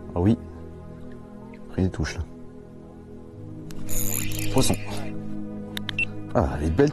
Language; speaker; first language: French; native; French